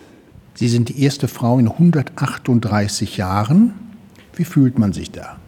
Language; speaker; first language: German; native; German